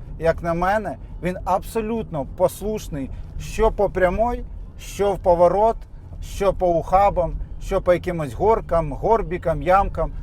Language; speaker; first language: Ukrainian; non-native, local second language; Russian